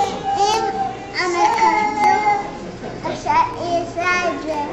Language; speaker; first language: Hebrew; early bilingual, heritage; Hebrew